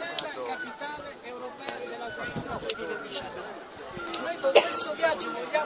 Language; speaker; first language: Italian; native; Italian